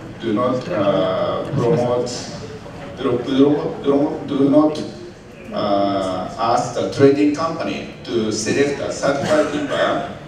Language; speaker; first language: English; non-native, learner; Japanese